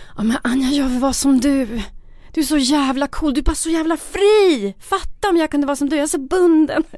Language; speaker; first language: Swedish; native; Swedish